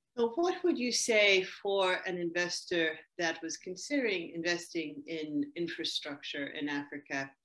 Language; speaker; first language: English; native; English